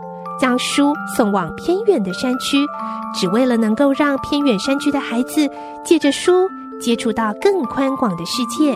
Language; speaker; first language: Chinese; native; Chinese